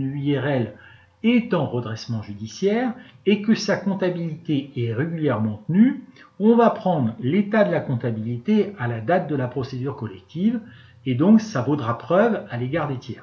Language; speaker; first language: French; native; French